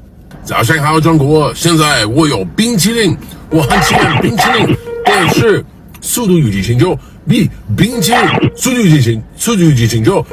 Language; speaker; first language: Chinese; non-native, learner; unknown